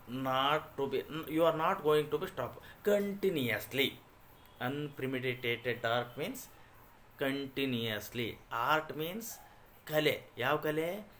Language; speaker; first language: English; non-native, local second language; Kannada